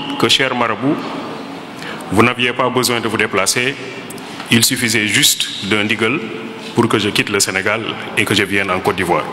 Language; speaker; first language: French; non-native, local second language; Wolof